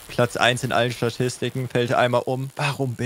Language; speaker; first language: German; native; German